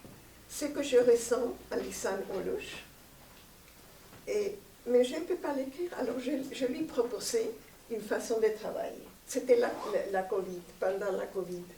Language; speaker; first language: French; non-native, fluent; Spanish